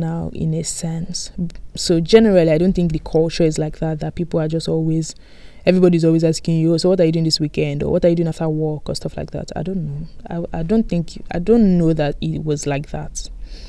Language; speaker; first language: English; non-native, local second language; Yoruba